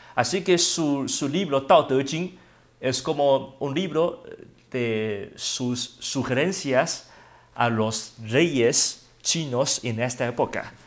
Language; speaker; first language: Spanish; non-native, learner; Wu Chinese